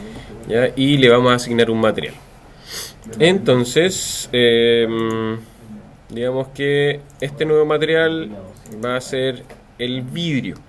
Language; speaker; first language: Spanish; native; Spanish